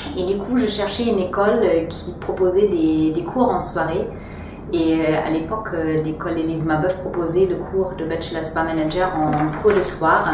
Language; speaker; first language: French; non-native, fluent; German